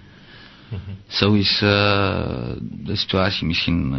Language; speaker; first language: Dutch; non-native, learner; Romanian